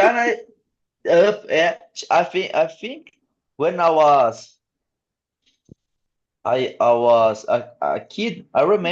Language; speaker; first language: English; non-native, learner; Portuguese